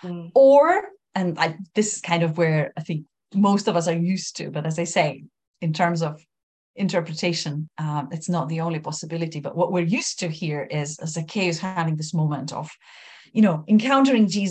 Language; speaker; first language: English; non-native, fluent; Lithuanian